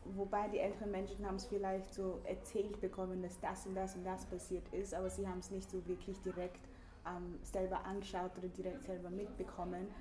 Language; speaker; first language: German; early bilingual, other home language; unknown